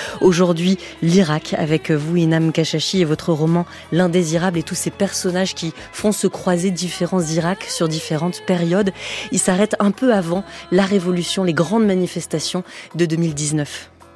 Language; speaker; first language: French; native; French